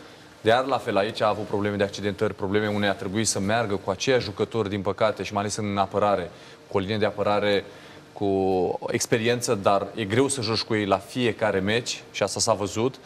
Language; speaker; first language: Romanian; native; Romanian